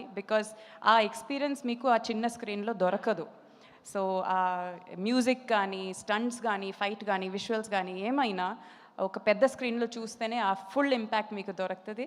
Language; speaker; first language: Telugu; non-native, fluent; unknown